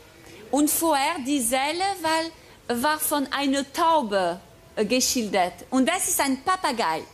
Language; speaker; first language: German; non-native, fluent; French